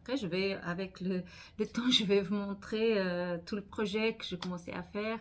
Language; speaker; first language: French; non-native, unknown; Portuguese